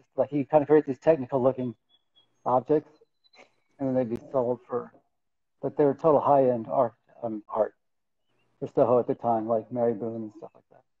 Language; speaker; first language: English; native; English